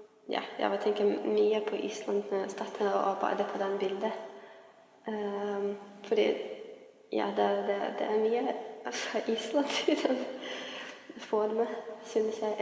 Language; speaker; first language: Norwegian; non-native, learner; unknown